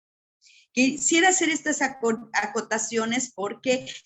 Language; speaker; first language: Spanish; native; Spanish